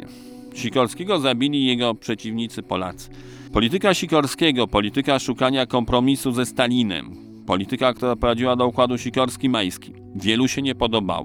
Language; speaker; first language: Polish; native; Polish